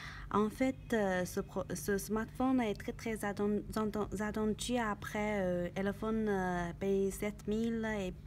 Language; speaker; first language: French; non-native, learner; Chinese